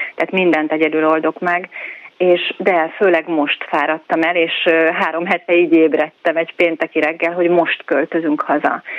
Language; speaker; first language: Hungarian; native; Hungarian